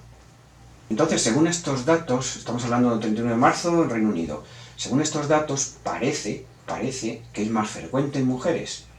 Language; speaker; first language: Spanish; native; Spanish